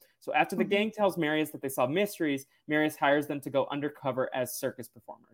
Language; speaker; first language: English; native; English